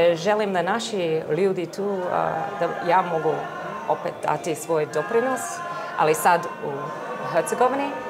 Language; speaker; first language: Croatian; early bilingual, heritage; English